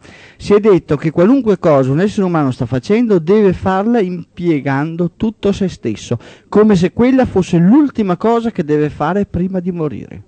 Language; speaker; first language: Italian; native; Italian